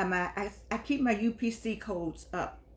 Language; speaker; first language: English; native; English